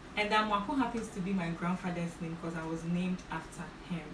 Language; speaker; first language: English; non-native, local second language; Akan